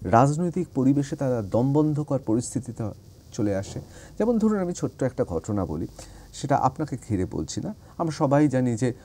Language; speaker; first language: Bangla; native; Bangla